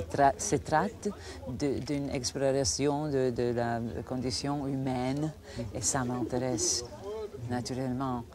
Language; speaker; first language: French; non-native, fluent; Croatian